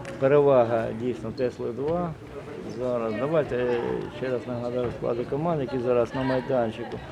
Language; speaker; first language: Ukrainian; non-native, local second language; Russian